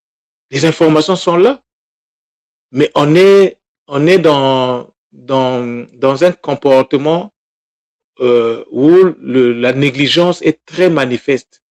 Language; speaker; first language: French; non-native, local second language; Kongo